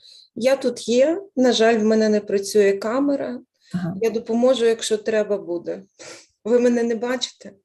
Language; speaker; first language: Ukrainian; native; Ukrainian